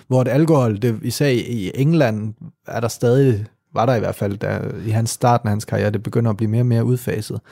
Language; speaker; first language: Danish; native; Danish